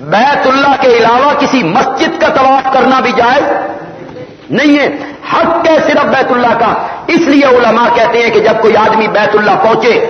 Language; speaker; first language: Urdu; non-native, local second language; Punjabi